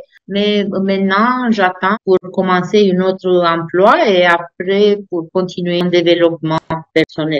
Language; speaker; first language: French; non-native, fluent; Romanian